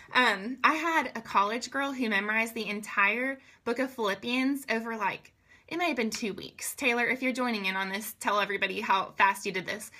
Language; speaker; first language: English; native; English